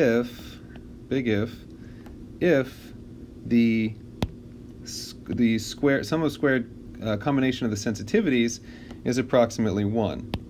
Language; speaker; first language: English; native; English